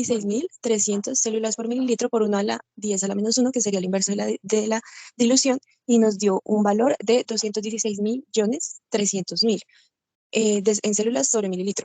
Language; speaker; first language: Spanish; native; Spanish